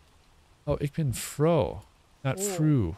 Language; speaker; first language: German; non-native, learner; English